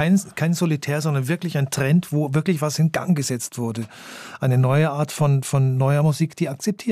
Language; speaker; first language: German; native; German